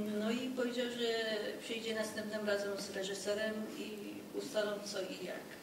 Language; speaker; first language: Polish; non-native, fluent; Persian